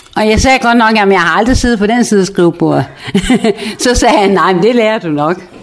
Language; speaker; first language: Danish; native; Danish